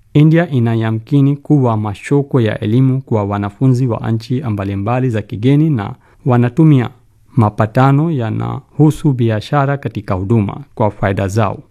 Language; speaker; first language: Swahili; non-native, fluent; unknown